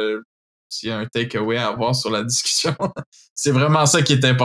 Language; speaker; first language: French; native; French